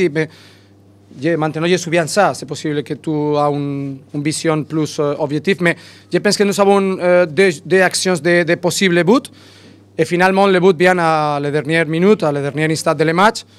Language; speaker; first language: French; non-native, learner; Spanish